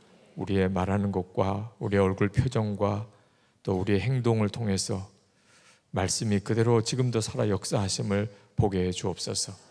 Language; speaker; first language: Korean; native; Korean